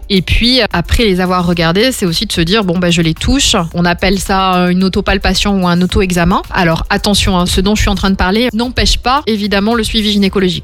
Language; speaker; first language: French; native; French